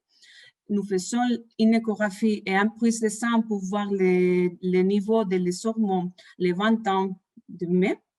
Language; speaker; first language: French; non-native, fluent; Spanish